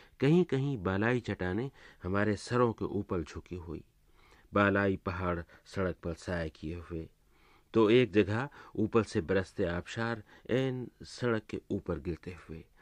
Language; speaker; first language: Urdu; native; Urdu